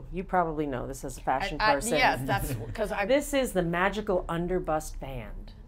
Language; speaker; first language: English; native; English